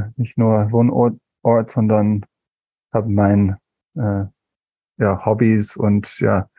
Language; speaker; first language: German; non-native, fluent; English